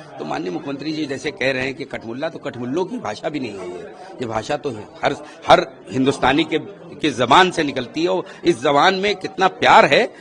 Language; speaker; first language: Hindi; native; Hindi